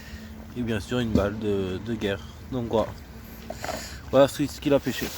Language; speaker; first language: French; native; French